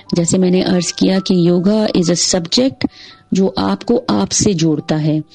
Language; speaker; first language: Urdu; non-native, local second language; Sindhi